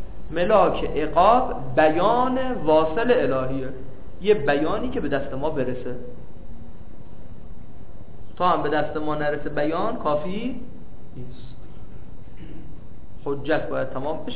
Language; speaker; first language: Persian; native; Persian